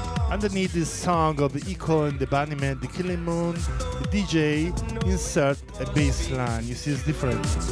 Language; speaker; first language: English; non-native, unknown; Italian